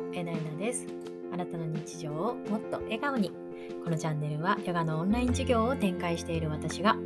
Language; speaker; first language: Japanese; native; Japanese